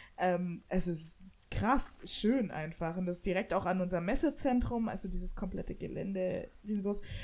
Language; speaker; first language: German; native; German